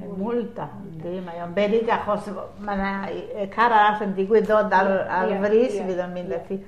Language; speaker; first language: Welsh; native; Welsh